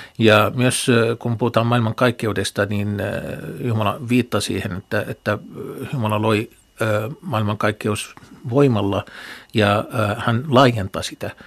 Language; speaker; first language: Finnish; non-native, fluent; Arabic